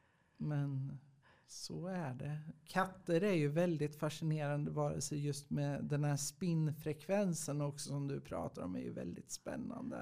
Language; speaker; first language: Swedish; native; Swedish